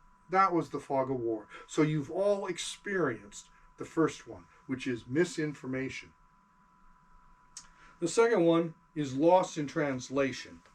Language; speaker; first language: English; native; English